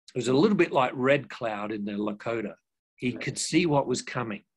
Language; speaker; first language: English; native; English